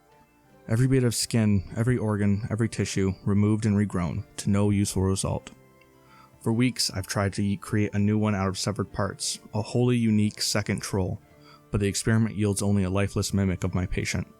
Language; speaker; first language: English; native; English